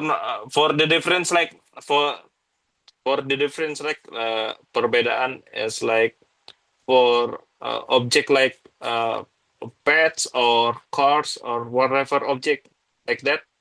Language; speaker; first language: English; non-native, learner; Indonesian